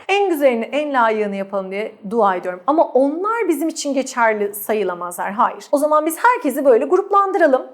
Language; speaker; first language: Turkish; native; Turkish